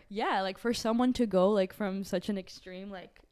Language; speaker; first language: English; early bilingual, other home language; Portuguese